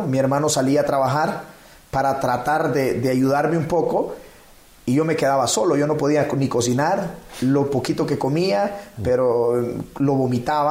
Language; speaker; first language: Spanish; native; Spanish